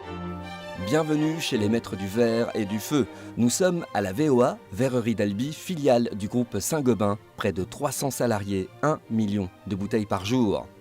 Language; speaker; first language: French; native; French